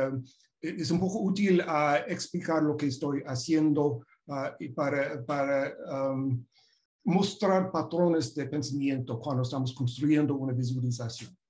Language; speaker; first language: Spanish; non-native, fluent; English